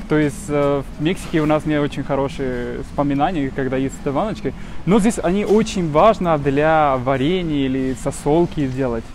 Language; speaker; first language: Russian; non-native, fluent; Spanish